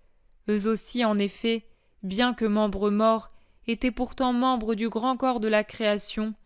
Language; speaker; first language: French; native; French